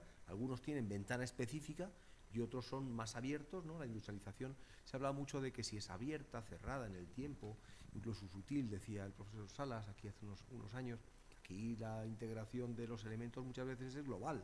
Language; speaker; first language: Spanish; native; Spanish